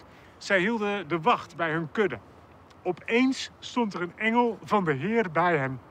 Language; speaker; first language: Dutch; native; Dutch